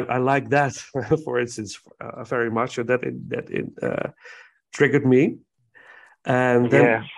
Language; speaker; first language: English; non-native, fluent; Dutch